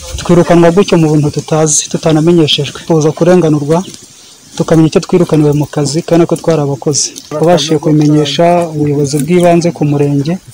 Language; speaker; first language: Kinyarwanda; native; Kinyarwanda